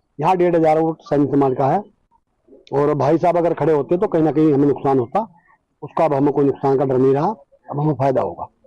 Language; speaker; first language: Hindi; native; Hindi